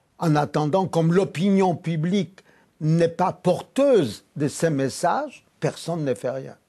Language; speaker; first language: French; non-native, fluent; Polish